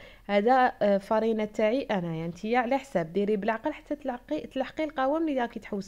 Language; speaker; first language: Arabic; native; Arabic